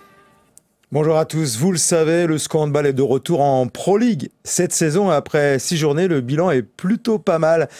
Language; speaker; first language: French; native; French